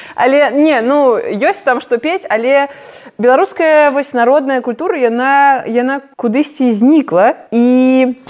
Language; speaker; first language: Belarusian; non-native, local second language; Russian